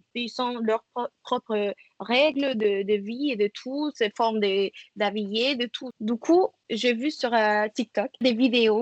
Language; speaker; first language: French; non-native, fluent; Spanish